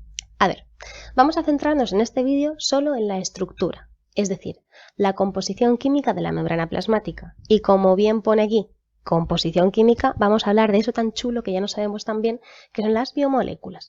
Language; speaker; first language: Spanish; native; Spanish